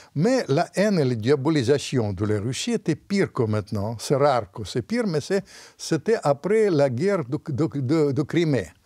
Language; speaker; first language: French; non-native, fluent; Russian